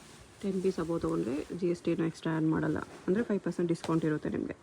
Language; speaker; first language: Kannada; native; Kannada